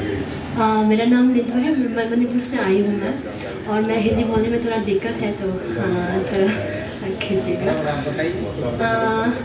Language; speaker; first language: Hindi; non-native, local second language; Manipuri